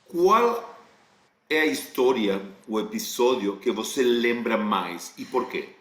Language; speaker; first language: Portuguese; non-native, fluent; Spanish